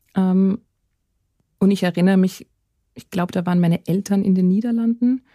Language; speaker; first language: German; native; German